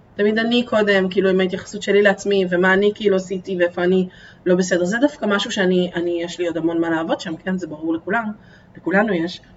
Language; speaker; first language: Hebrew; early bilingual, other home language; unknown